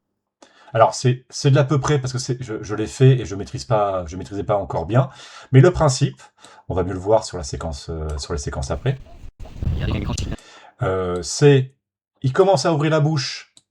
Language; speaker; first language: French; native; French